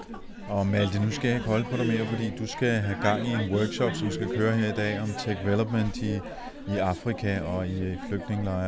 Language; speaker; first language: Danish; native; Danish